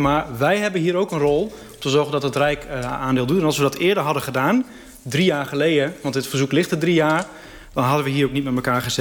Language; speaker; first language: Dutch; native; Dutch